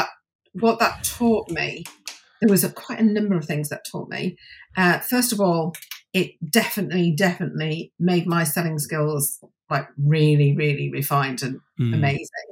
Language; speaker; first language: English; native; English